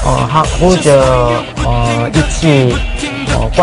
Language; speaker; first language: Chinese; non-native, learner; Korean